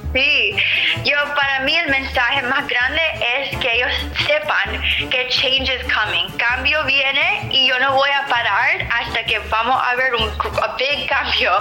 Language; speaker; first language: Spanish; early bilingual, heritage; English